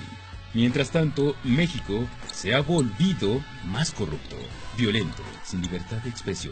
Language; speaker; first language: Spanish; native; Spanish